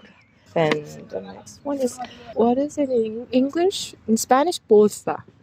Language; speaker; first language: English; non-native, fluent; Korean